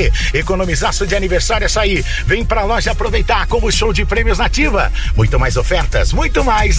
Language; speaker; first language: Portuguese; native; Portuguese